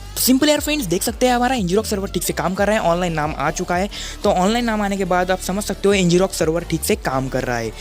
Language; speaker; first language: Hindi; non-native, local second language; Marathi